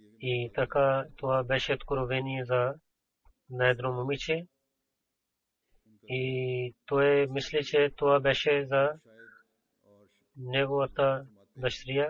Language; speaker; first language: Bulgarian; non-native, fluent; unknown